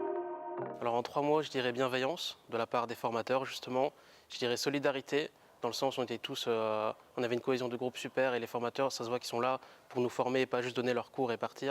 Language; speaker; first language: French; native; French